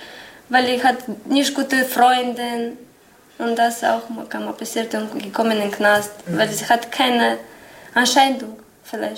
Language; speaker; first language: German; non-native, learner; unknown